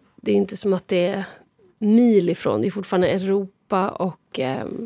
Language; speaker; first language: Swedish; native; Swedish